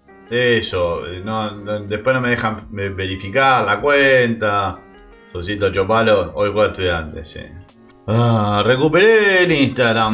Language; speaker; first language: Spanish; native; Spanish